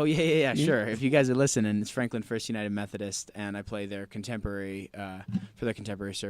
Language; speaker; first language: English; native; English